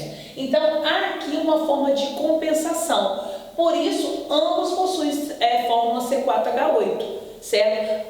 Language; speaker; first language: Portuguese; native; Portuguese